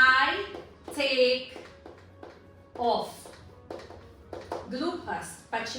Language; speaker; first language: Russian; non-native, learner; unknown